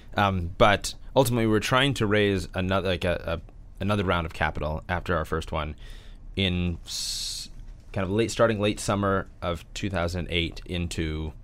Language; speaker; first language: English; native; English